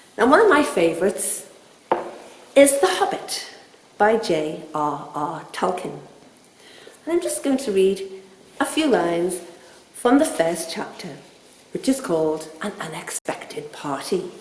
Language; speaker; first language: English; native; English